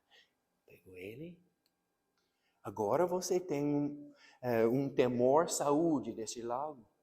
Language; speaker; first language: Portuguese; non-native, fluent; English